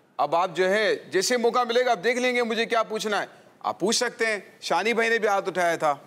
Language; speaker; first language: Urdu; native; Urdu